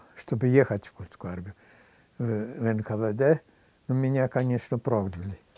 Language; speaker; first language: Russian; non-native, fluent; Polish